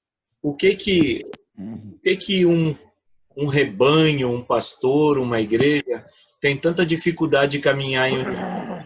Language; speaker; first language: Portuguese; native; Portuguese